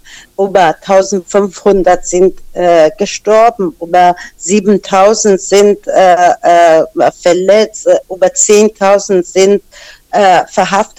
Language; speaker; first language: German; non-native, fluent; Persian